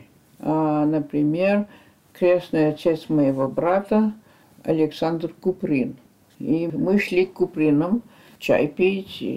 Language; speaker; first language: Russian; early bilingual, heritage; French